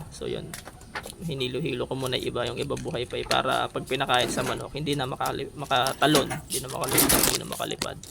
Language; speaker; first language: Filipino; non-native, local second language; Iloko